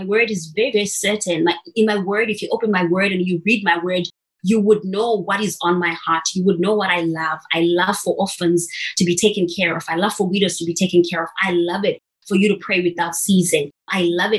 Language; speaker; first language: English; non-native, local second language; Shona